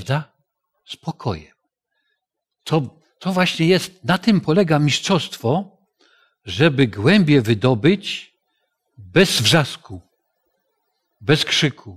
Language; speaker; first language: Polish; native; Polish